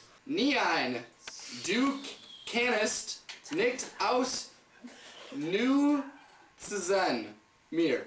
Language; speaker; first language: German; non-native, learner; English